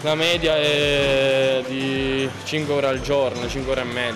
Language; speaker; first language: Italian; native; Italian